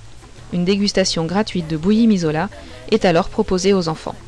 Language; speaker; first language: French; native; French